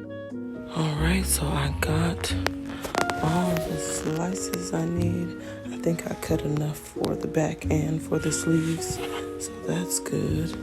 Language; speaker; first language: English; native; English